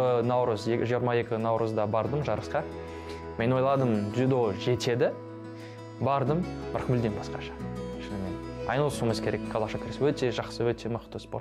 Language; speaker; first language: Kazakh; non-native, learner; French